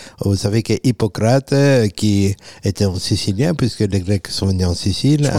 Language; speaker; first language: French; non-native, fluent; Italian